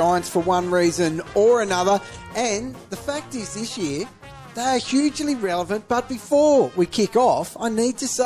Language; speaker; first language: English; native; English